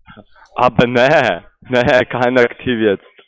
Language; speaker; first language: German; non-native, learner; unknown